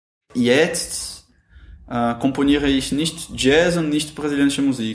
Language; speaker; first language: German; non-native, fluent; Portuguese